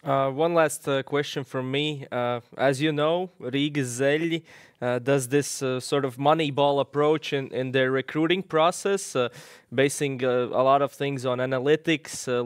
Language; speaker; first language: English; non-native, fluent; Latvian